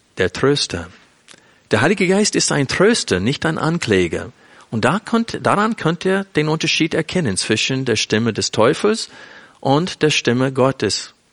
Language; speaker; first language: German; non-native, fluent; English